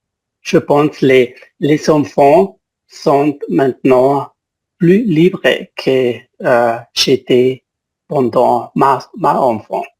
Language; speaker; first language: French; non-native, learner; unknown